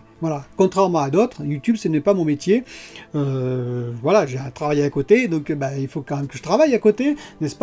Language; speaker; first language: French; native; French